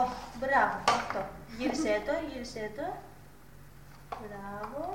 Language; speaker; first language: Greek; native; Greek